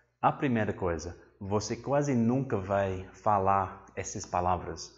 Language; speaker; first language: Portuguese; non-native, fluent; English